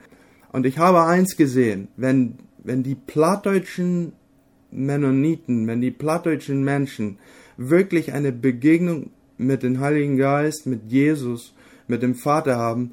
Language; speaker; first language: German; non-native, local second language; Low German